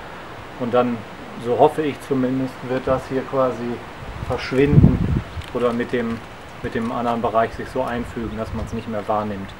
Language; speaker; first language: German; native; German